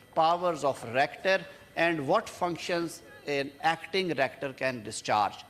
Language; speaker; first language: English; non-native, local second language; Urdu